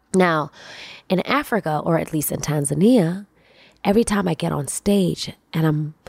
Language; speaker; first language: English; non-native, local second language; Swahili